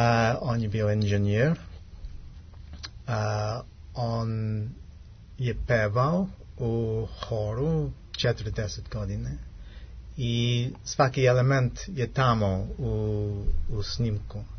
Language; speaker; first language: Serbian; non-native, learner; English